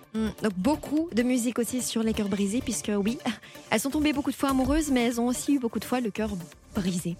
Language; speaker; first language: French; native; French